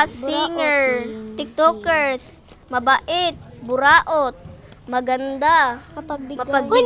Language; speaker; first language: Filipino; non-native, local second language; Cebuano